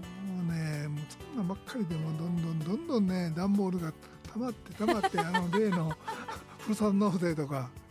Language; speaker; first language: Japanese; native; Japanese